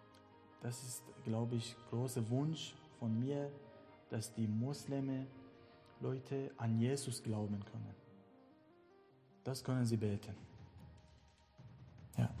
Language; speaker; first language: German; non-native, learner; Persian